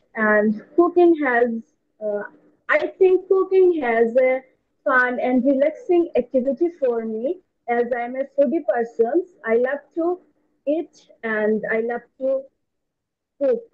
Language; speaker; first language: English; non-native, learner; Bangla